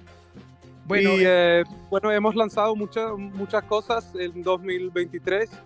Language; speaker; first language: Spanish; non-native, fluent; Swedish